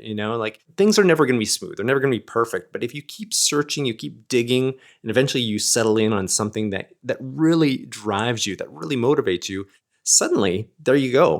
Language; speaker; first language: English; native; English